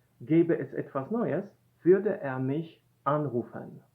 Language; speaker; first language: German; non-native, fluent; Polish